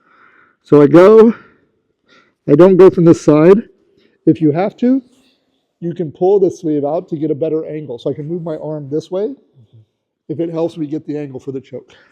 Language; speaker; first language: English; native; English